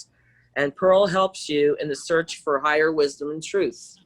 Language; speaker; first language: English; native; English